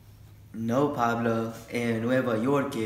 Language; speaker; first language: Spanish; non-native, learner; English